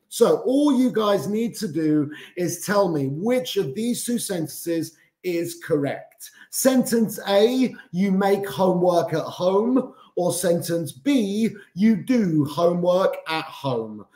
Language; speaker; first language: English; native; English